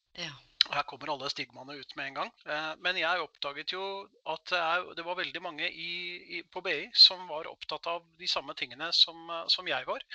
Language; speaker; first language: Norwegian; native; Norwegian